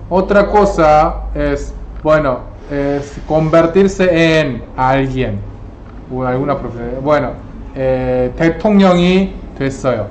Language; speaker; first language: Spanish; non-native, fluent; Korean